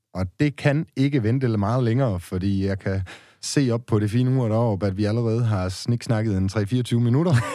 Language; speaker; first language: Danish; native; Danish